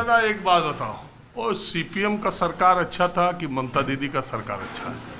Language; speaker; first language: Hindi; native; Hindi